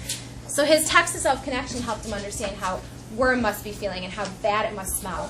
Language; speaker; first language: English; native; English